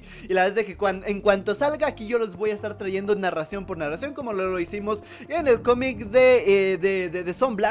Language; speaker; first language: Spanish; native; Spanish